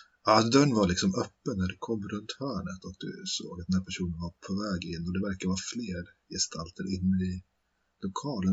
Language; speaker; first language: Swedish; native; Swedish